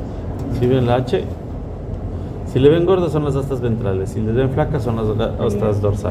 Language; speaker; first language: Spanish; native; Spanish